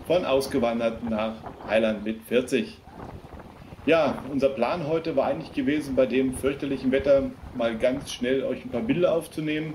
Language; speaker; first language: German; native; German